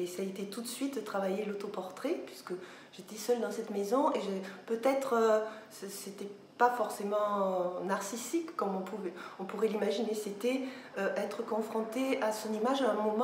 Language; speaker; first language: French; native; French